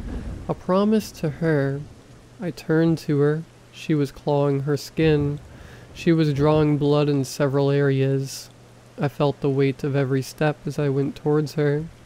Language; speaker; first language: English; native; English